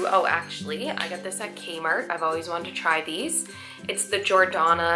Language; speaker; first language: English; native; English